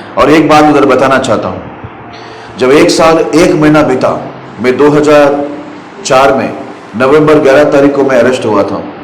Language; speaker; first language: Hindi; non-native, local second language; Marathi